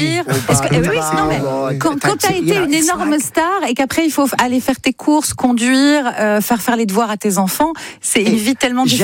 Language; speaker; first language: French; native; French